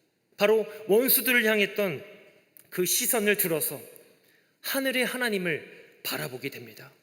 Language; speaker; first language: Korean; native; Korean